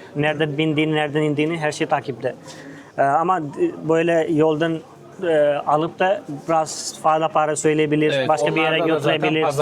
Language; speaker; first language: Turkish; non-native, fluent; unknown